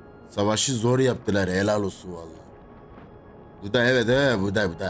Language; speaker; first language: Turkish; native; Turkish